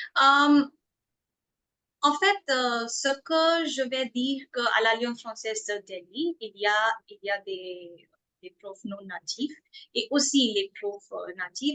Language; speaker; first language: French; non-native, fluent; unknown